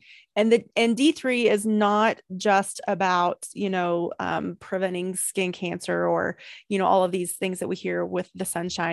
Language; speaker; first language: English; native; English